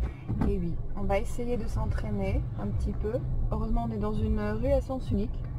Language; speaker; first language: French; native; French